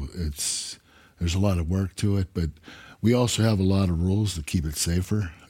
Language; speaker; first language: English; native; English